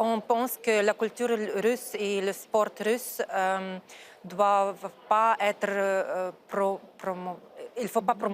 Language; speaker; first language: French; non-native, fluent; Ukrainian